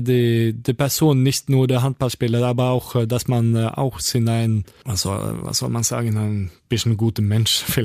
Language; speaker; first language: German; non-native, learner; Norwegian